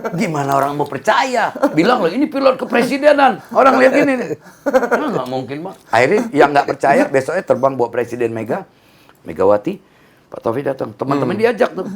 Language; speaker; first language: Indonesian; native; Indonesian